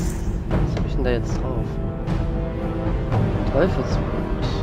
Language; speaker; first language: German; native; German